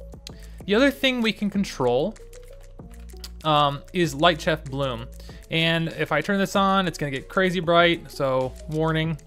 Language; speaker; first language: English; native; English